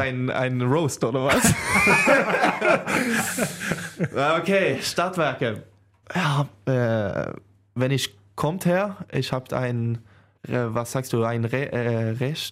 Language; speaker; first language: German; non-native, learner; Swedish